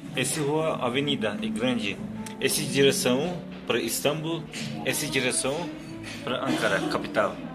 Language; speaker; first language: Portuguese; non-native, learner; Turkish